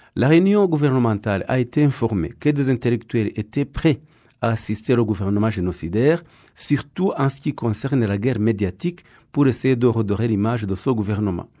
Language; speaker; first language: French; non-native, local second language; Kinyarwanda